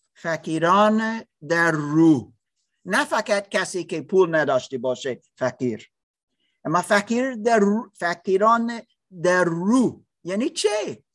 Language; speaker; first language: Persian; non-native, learner; English